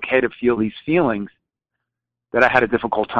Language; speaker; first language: English; native; English